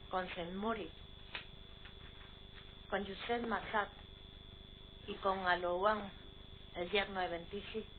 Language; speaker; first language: Spanish; native; Spanish